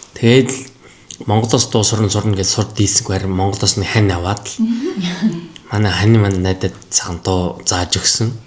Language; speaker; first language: Mongolian; native; Mongolian